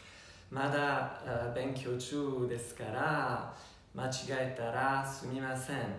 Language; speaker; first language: Japanese; non-native, learner; Italian